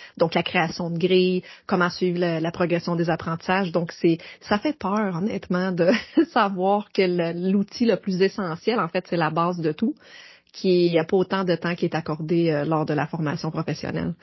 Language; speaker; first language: French; native; French